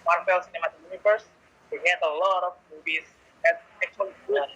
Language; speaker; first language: English; non-native, learner; Indonesian